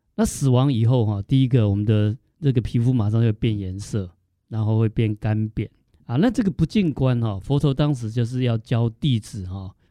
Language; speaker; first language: Chinese; native; Chinese